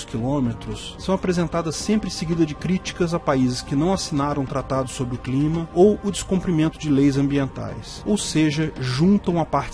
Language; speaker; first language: Portuguese; native; Portuguese